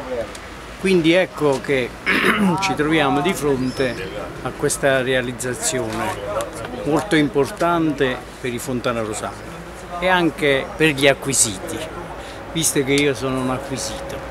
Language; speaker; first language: Italian; native; Italian